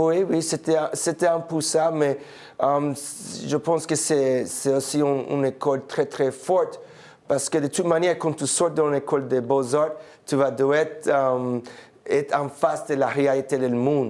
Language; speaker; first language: French; non-native, fluent; English